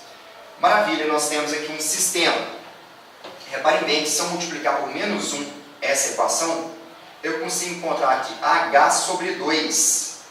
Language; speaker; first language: Portuguese; native; Portuguese